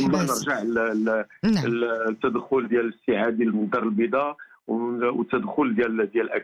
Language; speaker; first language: Arabic; native; Arabic